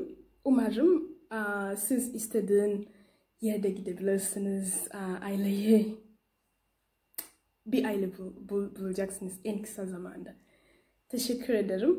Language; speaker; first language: Turkish; non-native, learner; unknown